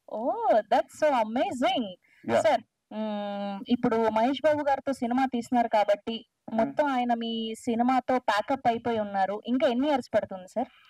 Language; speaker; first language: Telugu; native; Telugu